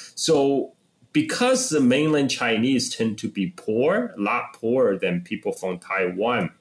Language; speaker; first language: English; non-native, fluent; Chinese